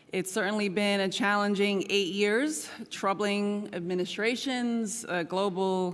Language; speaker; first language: English; native; English